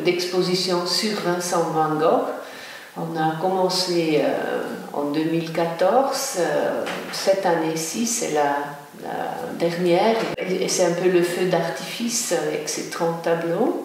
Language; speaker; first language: French; non-native, local second language; German